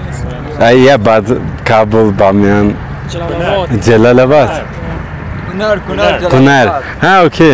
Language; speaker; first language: English; non-native, learner; Turkish